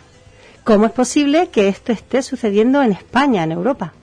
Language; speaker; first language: Spanish; native; Spanish